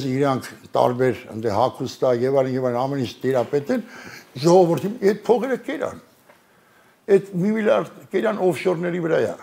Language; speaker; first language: Armenian; native; Armenian